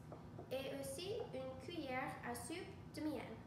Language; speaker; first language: French; non-native, learner; English